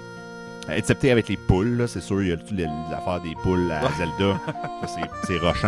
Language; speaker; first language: French; native; French